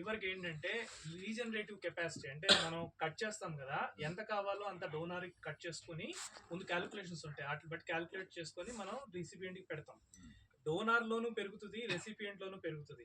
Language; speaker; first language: Telugu; native; Telugu